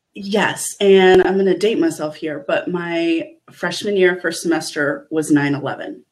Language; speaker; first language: English; native; English